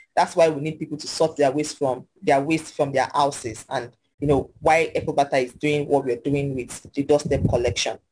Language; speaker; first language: English; non-native, local second language; Yoruba